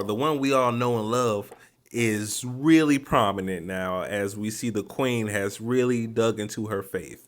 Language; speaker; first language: English; native; English